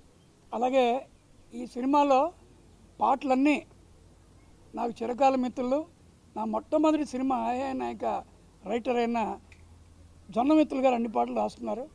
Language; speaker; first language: Telugu; native; Telugu